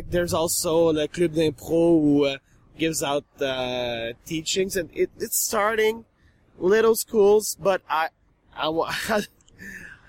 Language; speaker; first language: English; non-native, fluent; French